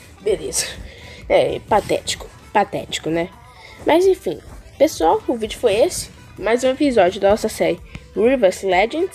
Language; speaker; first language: Portuguese; native; Portuguese